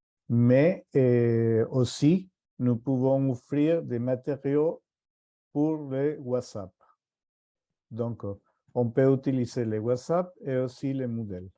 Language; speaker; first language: French; non-native, fluent; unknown